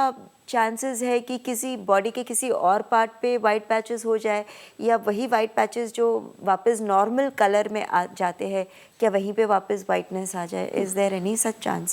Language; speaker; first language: Hindi; native; Hindi